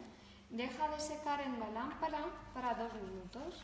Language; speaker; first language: Spanish; non-native, fluent; Russian